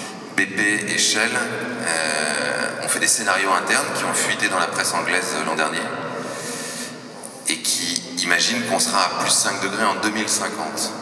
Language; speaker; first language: French; native; French